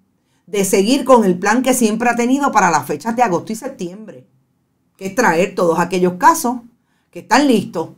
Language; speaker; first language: Spanish; native; Spanish